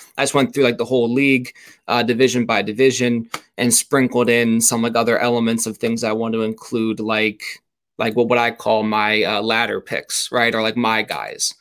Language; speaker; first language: English; native; English